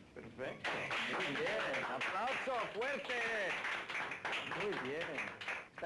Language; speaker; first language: Spanish; non-native, fluent; English